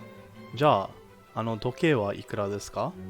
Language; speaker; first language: Japanese; non-native, learner; English